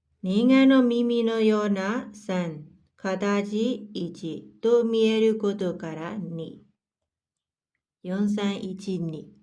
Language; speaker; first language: Japanese; non-native, fluent; Burmese